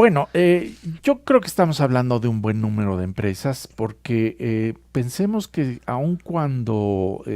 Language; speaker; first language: Spanish; native; Spanish